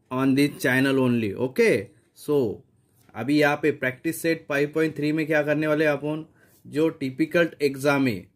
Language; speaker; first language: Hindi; non-native, local second language; Marathi